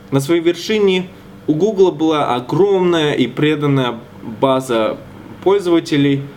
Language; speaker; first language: Russian; native; Russian